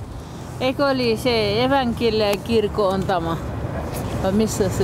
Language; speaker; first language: Finnish; non-native, learner; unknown